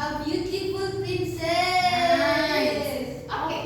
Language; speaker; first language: English; non-native, learner; Indonesian